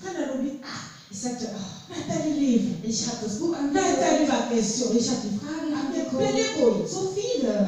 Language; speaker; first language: German; non-native, fluent; Lingala